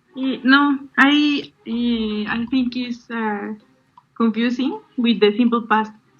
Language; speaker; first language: English; non-native, learner; Spanish